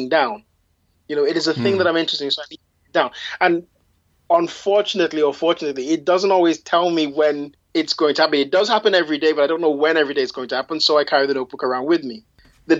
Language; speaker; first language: English; native; English